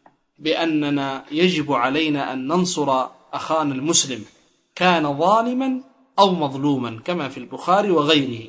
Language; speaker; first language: Arabic; native; Arabic